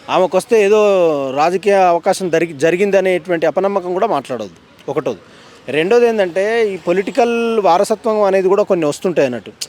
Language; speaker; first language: Telugu; native; Telugu